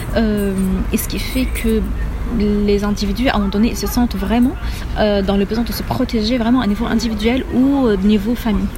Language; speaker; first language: French; non-native, local second language; Arabic